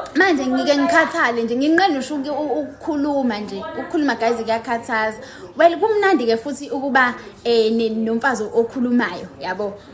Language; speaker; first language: Zulu; native; Zulu